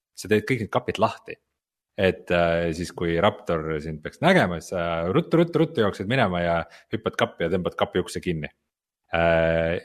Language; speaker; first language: Estonian; native; Estonian